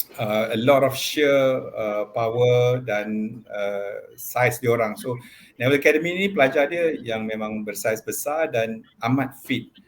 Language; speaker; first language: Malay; native; Malay